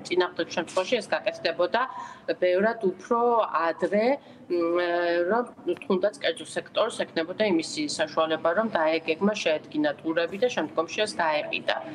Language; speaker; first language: Georgian; native; Georgian